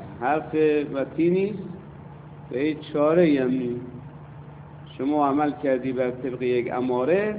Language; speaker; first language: Persian; native; Persian